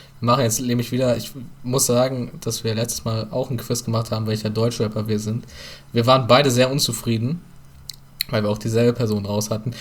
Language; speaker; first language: German; early bilingual, other home language; Turkish